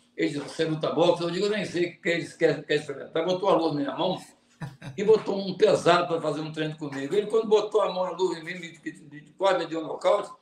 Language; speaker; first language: Portuguese; native; Portuguese